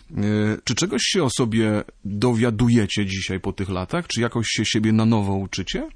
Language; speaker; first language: Polish; native; Polish